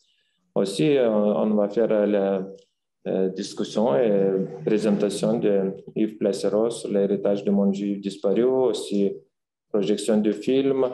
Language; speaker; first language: French; non-native, fluent; Lithuanian